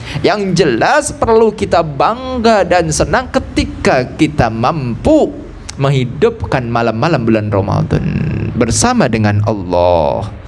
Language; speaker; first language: Malay; non-native, local second language; Javanese